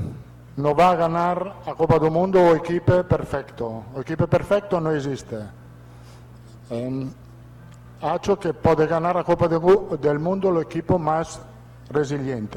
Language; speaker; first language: Portuguese; non-native, learner; Italian